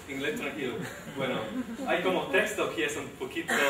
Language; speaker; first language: Spanish; non-native, learner; English